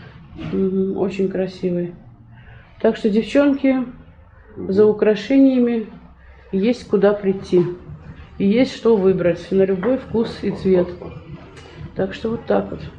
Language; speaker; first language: Russian; native; Russian